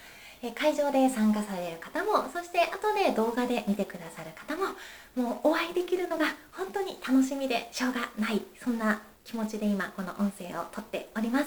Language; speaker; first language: Japanese; native; Japanese